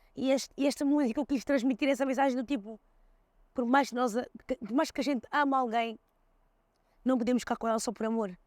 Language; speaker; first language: Portuguese; early bilingual, other home language; Kabuverdianu